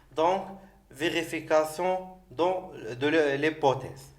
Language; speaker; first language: French; non-native, local second language; Arabic